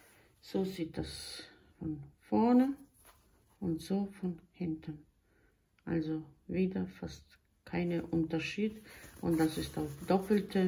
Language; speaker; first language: German; non-native, local second language; Bosnian